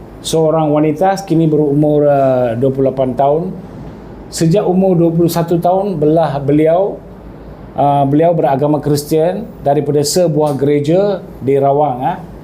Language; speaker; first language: Malay; non-native, local second language; Tamil